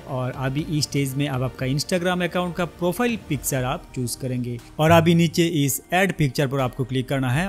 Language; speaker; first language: Hindi; non-native, local second language; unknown